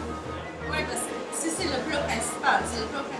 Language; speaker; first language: French; native; French